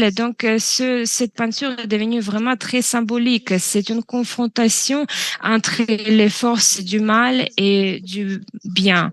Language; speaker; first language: French; non-native, fluent; Russian